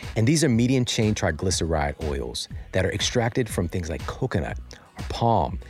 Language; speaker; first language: English; native; English